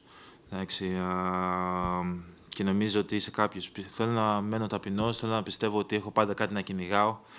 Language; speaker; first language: Greek; early bilingual, other home language; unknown